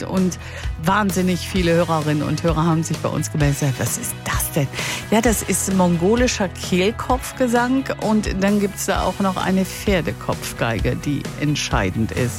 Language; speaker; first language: German; native; German